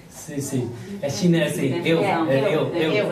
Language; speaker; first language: Portuguese; non-native, learner; Chinese